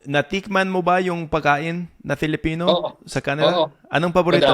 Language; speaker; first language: Filipino; non-native, fluent; English